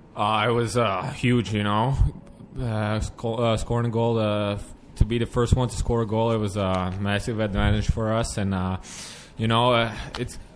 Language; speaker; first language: English; non-native, fluent; Latvian